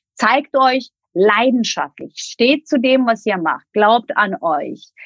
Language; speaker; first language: German; non-native, fluent; Turkish